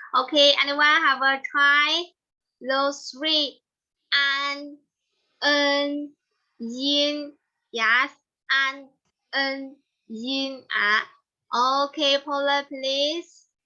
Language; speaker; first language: English; non-native, learner; Chinese